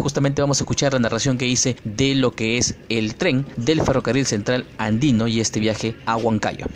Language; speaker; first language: Spanish; native; Spanish